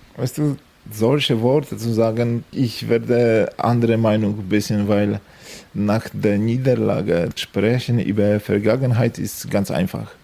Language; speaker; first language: German; non-native, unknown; Polish